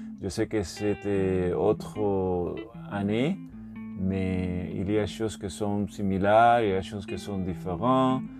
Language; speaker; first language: French; non-native, learner; Spanish